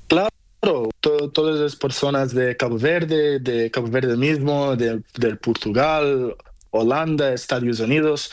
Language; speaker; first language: Spanish; non-native, learner; Portuguese